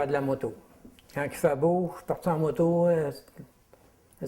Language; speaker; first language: French; native; French